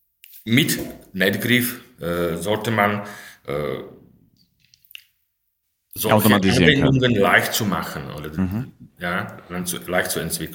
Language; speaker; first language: German; non-native, fluent; Slovak